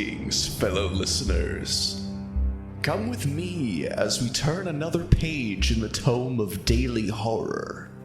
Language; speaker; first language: English; native; English